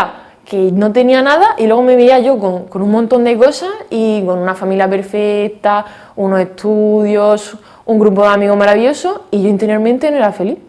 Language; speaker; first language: Spanish; native; Spanish